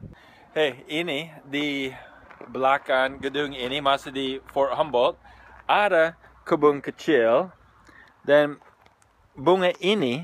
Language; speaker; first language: Indonesian; non-native, fluent; English